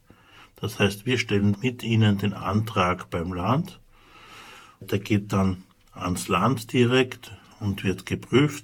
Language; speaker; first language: German; native; German